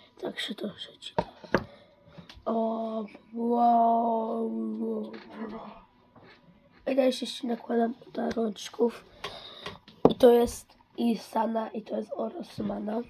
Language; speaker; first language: Polish; early bilingual, heritage; Dutch